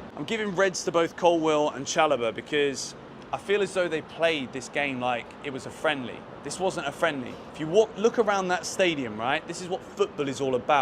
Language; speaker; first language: English; native; English